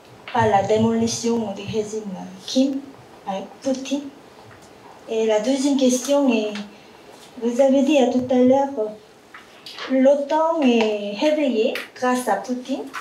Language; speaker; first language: French; non-native, fluent; Korean